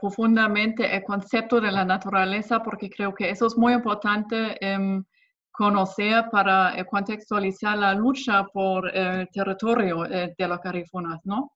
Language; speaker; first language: Spanish; non-native, fluent; German